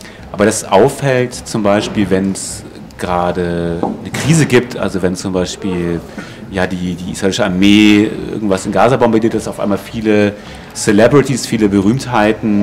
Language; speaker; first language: German; native; German